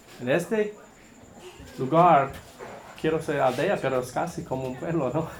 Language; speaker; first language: Spanish; non-native, learner; English